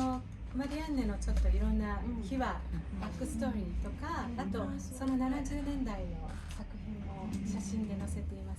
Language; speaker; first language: Japanese; native; Japanese